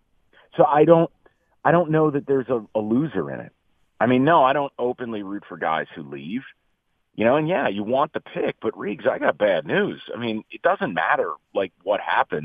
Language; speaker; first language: English; native; English